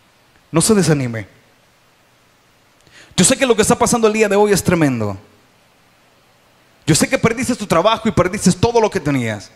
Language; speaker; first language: Spanish; native; Spanish